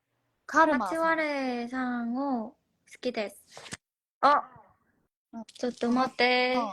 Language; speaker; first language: Japanese; non-native, learner; Korean